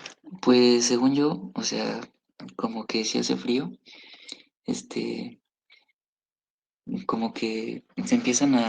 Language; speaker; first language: Spanish; native; Spanish